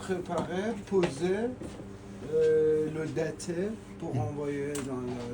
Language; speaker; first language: French; non-native, learner; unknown